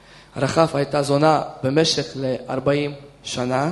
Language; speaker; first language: Hebrew; non-native, fluent; Russian